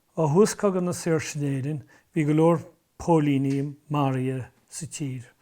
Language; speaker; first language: Irish; native; Irish